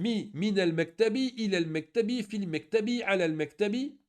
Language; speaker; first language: Arabic; non-native, fluent; French